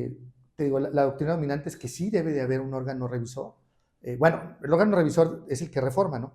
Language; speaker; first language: Spanish; native; Spanish